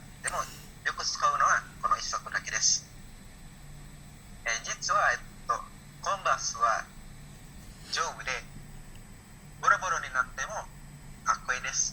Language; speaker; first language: Japanese; non-native, learner; Indonesian